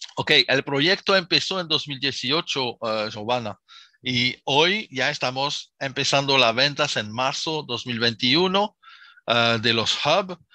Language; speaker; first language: Spanish; non-native, fluent; Arabic